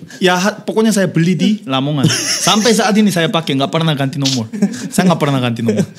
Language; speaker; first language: Indonesian; non-native, fluent; Korean